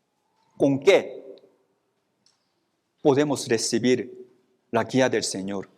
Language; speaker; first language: Spanish; non-native, fluent; Korean